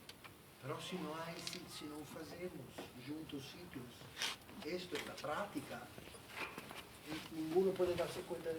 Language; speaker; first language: Spanish; non-native, learner; Italian